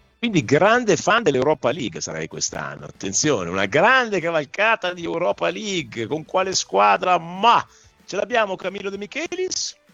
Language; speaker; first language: Italian; native; Italian